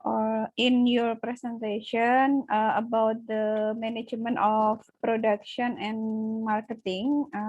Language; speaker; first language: English; non-native, learner; Indonesian